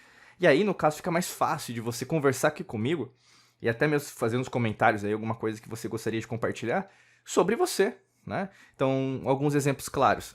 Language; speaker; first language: Portuguese; native; Portuguese